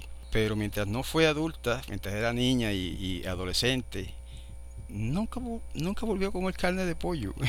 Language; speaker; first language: Spanish; native; Spanish